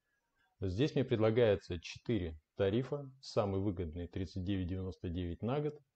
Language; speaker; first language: Russian; native; Russian